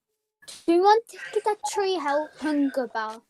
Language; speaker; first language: Welsh; non-native, local second language; English